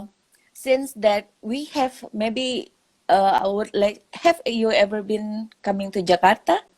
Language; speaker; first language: English; non-native, local second language; Indonesian